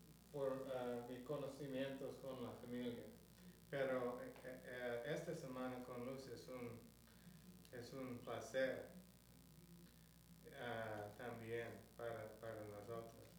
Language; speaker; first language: Spanish; non-native, learner; English